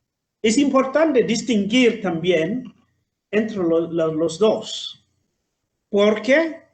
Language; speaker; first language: Spanish; non-native, fluent; Southern Sotho